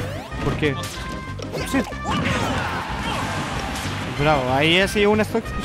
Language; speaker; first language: Spanish; native; Spanish